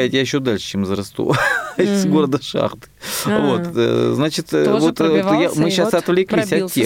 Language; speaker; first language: Russian; native; Russian